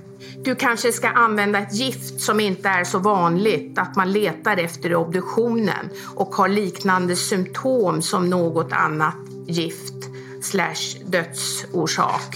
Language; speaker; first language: Swedish; native; Swedish